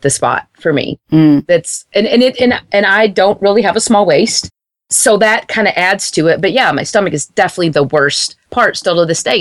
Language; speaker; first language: English; native; English